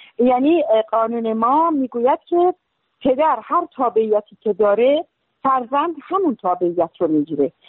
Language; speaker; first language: Persian; native; Persian